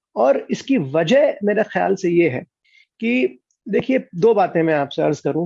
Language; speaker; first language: Urdu; native; Urdu